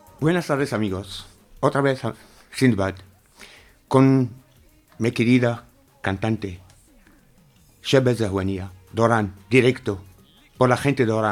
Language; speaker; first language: Spanish; non-native, fluent; Arabic